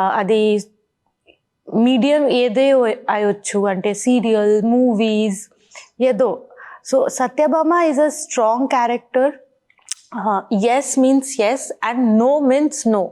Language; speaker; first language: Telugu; non-native, learner; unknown